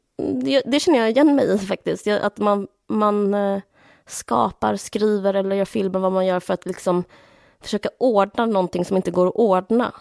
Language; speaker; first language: Swedish; native; Swedish